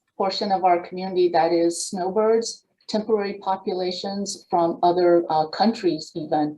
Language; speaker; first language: English; native; English